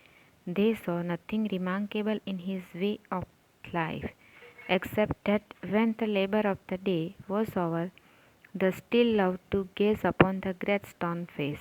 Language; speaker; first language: English; non-native, local second language; Gujarati